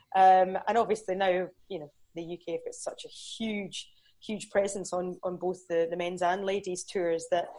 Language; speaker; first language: English; native; English